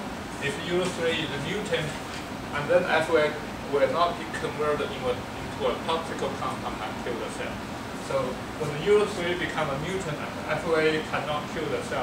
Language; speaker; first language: English; non-native, fluent; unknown